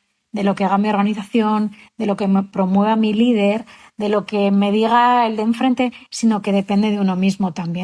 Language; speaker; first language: Spanish; native; Spanish